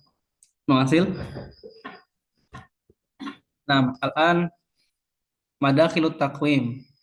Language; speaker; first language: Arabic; non-native, local second language; Indonesian